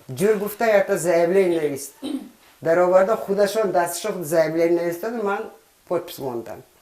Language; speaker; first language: Tajik; native; Tajik